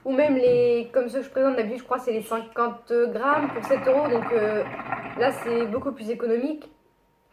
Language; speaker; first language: French; native; French